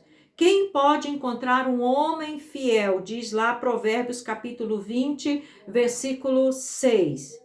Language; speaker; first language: Portuguese; native; Portuguese